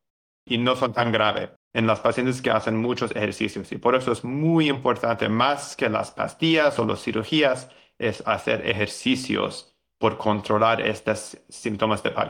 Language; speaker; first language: Spanish; non-native, learner; English